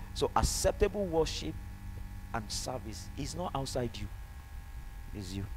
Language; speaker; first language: English; non-native, local second language; Yoruba